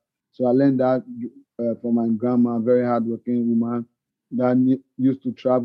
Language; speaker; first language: English; non-native, local second language; Ga